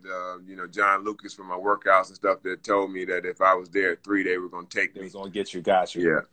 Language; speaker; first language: English; native; English